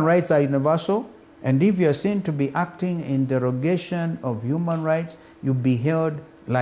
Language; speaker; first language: English; non-native, local second language; Kamba